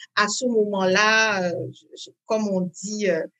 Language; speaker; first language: French; native; French